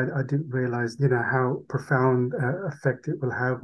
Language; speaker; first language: English; non-native, local second language; Urdu